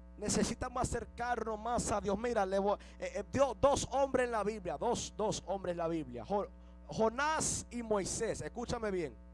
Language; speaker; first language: Spanish; early bilingual, heritage; Spanish